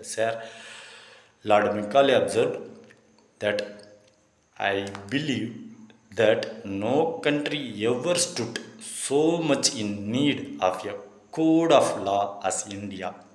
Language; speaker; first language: English; non-native, local second language; Tamil